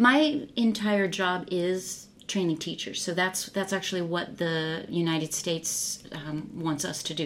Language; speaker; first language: English; native; English